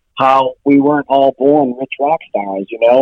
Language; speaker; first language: English; native; English